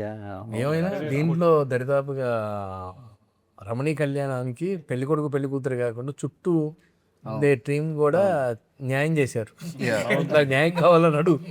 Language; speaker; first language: Telugu; native; Telugu